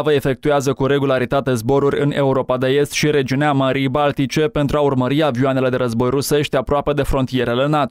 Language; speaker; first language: Romanian; native; Romanian